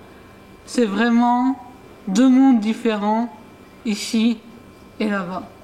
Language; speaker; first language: French; early bilingual, other home language; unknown